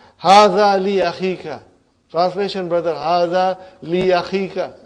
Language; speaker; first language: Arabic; non-native, fluent; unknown